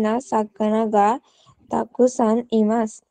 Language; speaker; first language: Japanese; non-native, learner; Sinhala